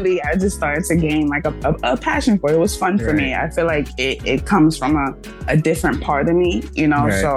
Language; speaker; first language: English; native; English